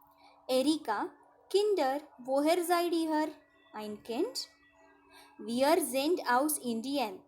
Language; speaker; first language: German; non-native, fluent; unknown